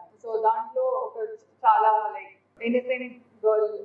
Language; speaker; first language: Telugu; non-native, local second language; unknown